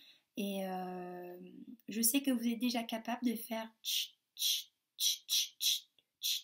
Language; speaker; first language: French; native; French